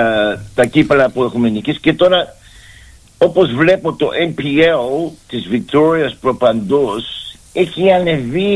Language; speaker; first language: Greek; early bilingual, heritage; Greek